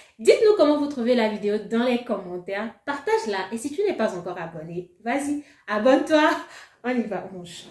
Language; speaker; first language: French; non-native, local second language; Ewe